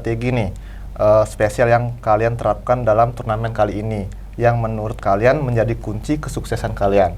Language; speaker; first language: Indonesian; non-native, local second language; Balinese